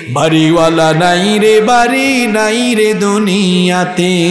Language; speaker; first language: Bangla; native; Bangla